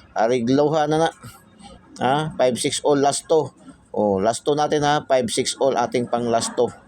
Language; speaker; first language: Filipino; non-native, local second language; Cebuano